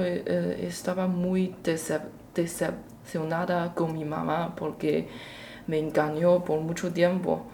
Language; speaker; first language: Spanish; non-native, learner; Chinese